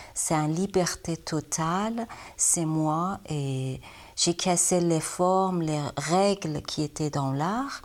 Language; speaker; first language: French; non-native, learner; Persian